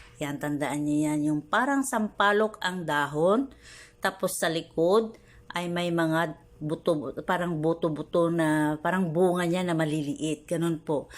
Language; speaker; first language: Filipino; non-native, local second language; Iloko